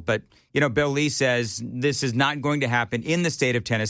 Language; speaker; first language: English; native; English